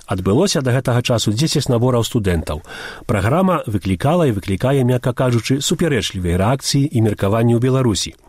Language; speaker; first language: Belarusian; early bilingual, heritage; Belarusian